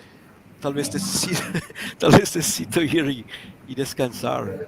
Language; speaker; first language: Spanish; non-native, learner; English